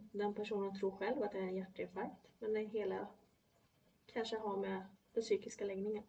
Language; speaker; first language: Swedish; early bilingual, other home language; Polish